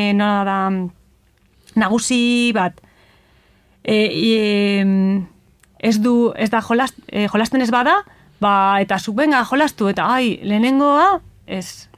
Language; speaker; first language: Basque; non-native, local second language; Spanish